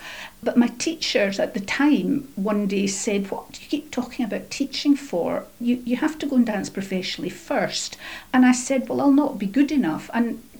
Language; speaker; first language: English; native; English